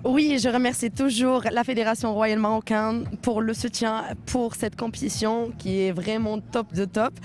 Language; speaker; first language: French; non-native, local second language; Arabic